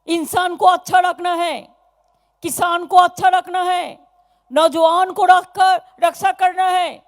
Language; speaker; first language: Hindi; non-native, local second language; Bangla